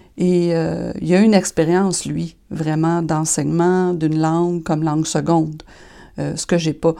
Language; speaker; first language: French; native; French